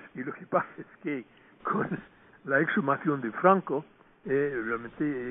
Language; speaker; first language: Spanish; non-native, fluent; English